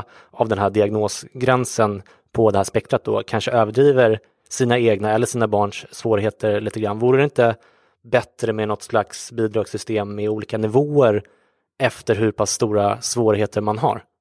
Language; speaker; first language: Swedish; native; Swedish